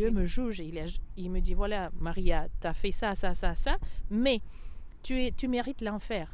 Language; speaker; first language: French; non-native, fluent; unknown